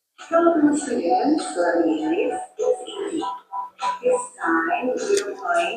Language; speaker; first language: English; non-native, learner; Indonesian